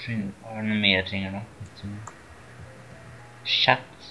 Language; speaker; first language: Norwegian; native; Norwegian